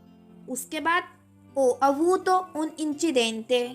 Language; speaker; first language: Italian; non-native, fluent; Urdu